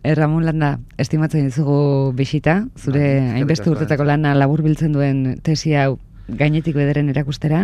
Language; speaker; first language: Basque; native; Basque